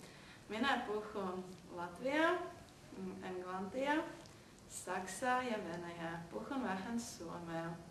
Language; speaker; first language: Finnish; non-native, learner; Latvian